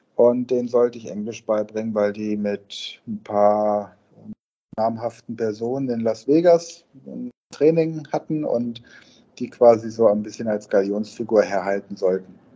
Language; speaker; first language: German; native; German